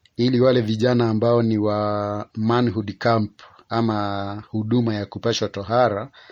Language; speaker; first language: Swahili; non-native, local second language; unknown